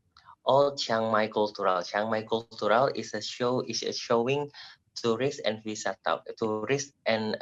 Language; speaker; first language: English; non-native, learner; Indonesian